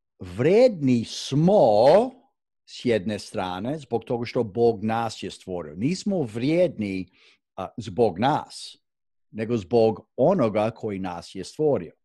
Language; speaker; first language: Croatian; non-native, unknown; English